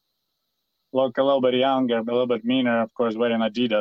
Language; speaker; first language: English; non-native, fluent; Russian